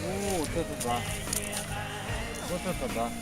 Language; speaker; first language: Russian; non-native, local second language; Yakut